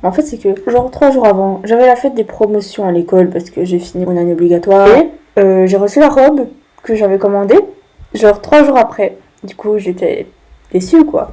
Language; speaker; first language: French; native; French